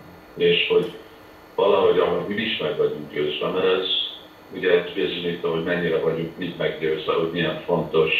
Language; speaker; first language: Hungarian; early bilingual, heritage; Hungarian